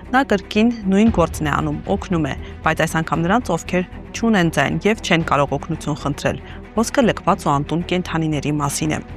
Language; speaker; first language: Armenian; native; Armenian